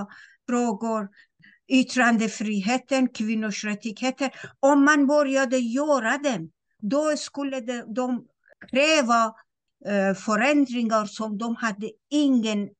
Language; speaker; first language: Swedish; non-native, fluent; Persian